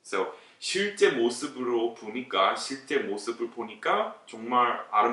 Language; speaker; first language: Korean; non-native, fluent; English